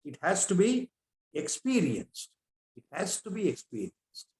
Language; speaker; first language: English; non-native, local second language; Kannada